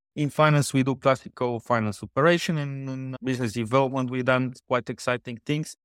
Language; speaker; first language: English; non-native, fluent; Bulgarian